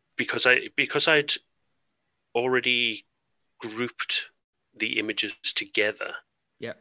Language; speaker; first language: English; native; English